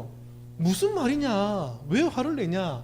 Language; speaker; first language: Korean; native; Korean